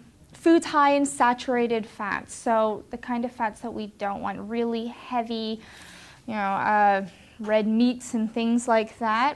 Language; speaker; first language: English; native; English